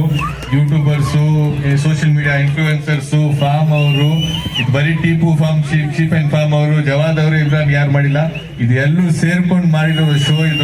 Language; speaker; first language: Kannada; non-native, local second language; Urdu